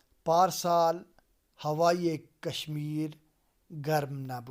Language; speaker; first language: Persian; non-native, fluent; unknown